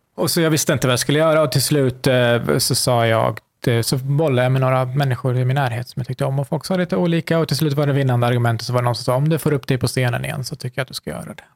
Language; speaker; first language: Swedish; early bilingual, other home language; Kurdish